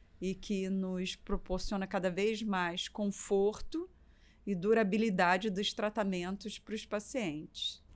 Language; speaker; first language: Portuguese; native; Portuguese